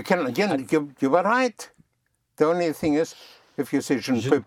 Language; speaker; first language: English; non-native, fluent; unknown